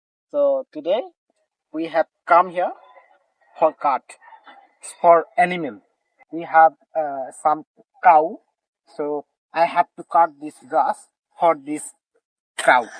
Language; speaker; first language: English; non-native, learner; Bangla